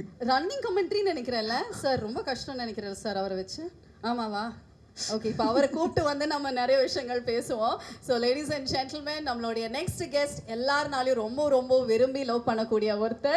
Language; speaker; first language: Tamil; native; Tamil